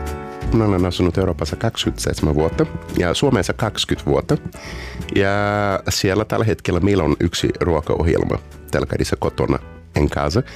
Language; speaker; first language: Finnish; non-native, learner; Portuguese